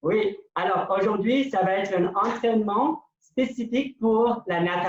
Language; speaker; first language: French; non-native, local second language; English